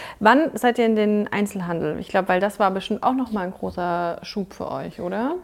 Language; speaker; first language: German; native; German